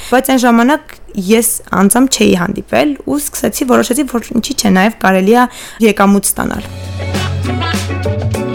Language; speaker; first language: Armenian; native; Armenian